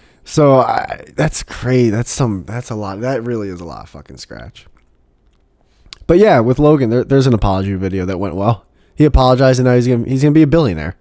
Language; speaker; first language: English; native; English